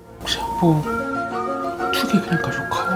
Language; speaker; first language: Korean; non-native, fluent; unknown